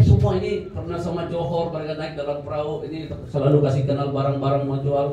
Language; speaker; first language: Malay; non-native, local second language; Chinese